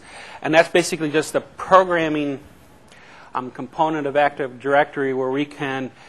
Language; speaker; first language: English; native; English